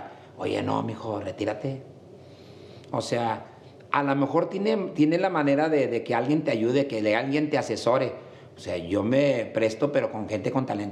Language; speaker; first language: Spanish; native; Spanish